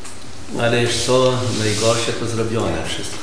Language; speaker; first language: Polish; early bilingual, heritage; Polish